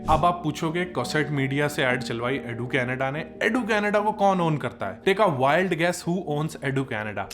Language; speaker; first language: Hindi; native; Hindi